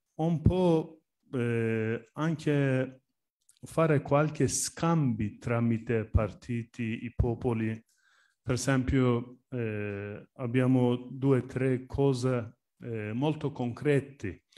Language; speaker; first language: Italian; non-native, learner; Turkish